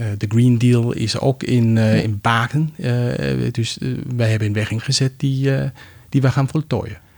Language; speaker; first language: Dutch; non-native, fluent; Danish